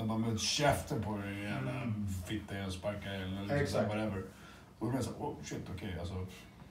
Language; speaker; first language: Swedish; early bilingual, other home language; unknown